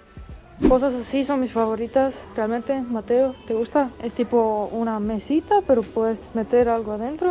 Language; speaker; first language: Spanish; non-native, fluent; Estonian